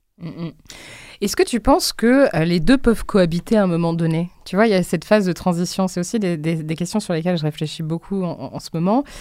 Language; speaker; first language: French; native; French